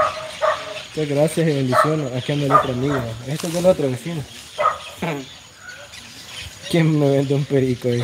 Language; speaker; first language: Spanish; native; Spanish